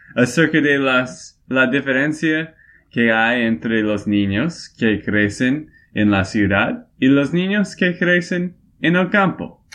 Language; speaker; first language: Spanish; non-native, fluent; English